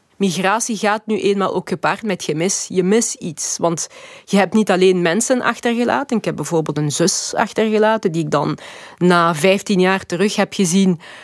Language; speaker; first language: Dutch; early bilingual, other home language; Lingala